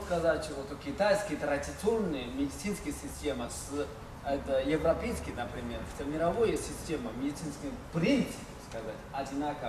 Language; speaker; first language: Russian; non-native, learner; Chinese